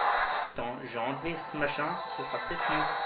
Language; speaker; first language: French; native; French